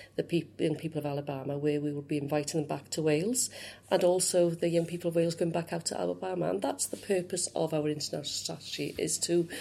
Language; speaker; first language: English; native; English